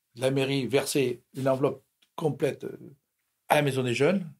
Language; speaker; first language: French; native; French